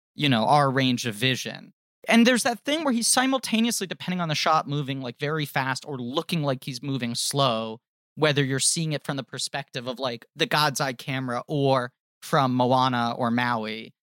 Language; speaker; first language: English; native; English